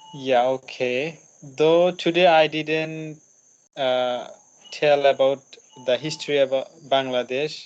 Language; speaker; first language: English; non-native, learner; Bangla